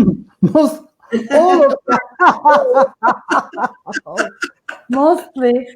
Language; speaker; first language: English; non-native, fluent; Turkish